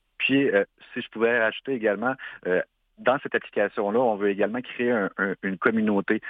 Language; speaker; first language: French; native; French